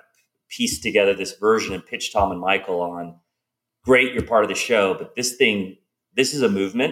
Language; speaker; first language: English; native; English